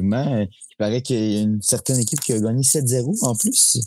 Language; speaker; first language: French; native; French